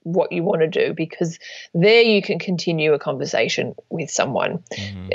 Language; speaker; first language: English; native; English